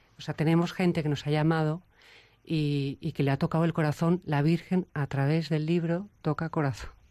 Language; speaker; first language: Spanish; native; Spanish